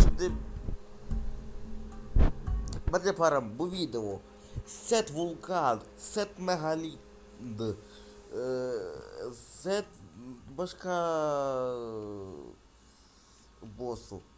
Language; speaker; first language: Turkish; non-native, learner; Russian